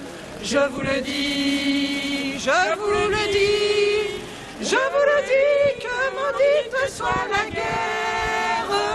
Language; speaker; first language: French; native; French